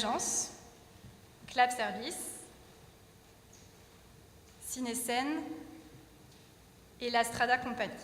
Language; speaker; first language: French; native; French